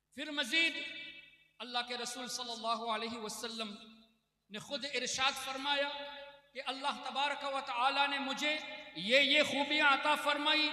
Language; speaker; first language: Urdu; non-native, fluent; Memoni